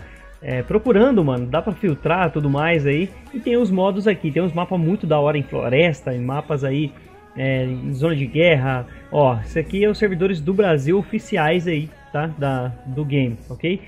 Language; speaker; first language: Portuguese; native; Portuguese